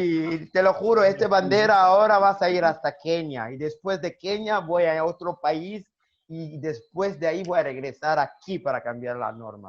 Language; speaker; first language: Spanish; non-native, learner; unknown